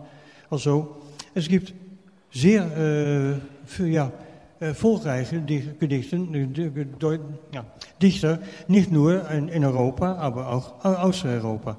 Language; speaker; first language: German; non-native, fluent; Dutch